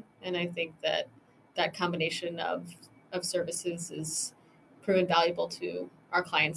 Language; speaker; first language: English; native; English